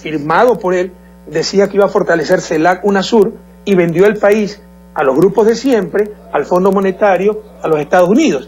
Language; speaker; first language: Spanish; native; Spanish